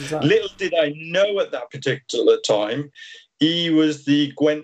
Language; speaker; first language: English; native; English